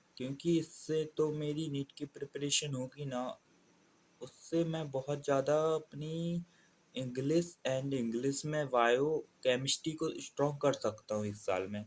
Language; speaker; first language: Hindi; native; Hindi